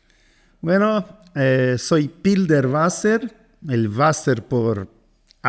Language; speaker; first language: Spanish; non-native, fluent; Portuguese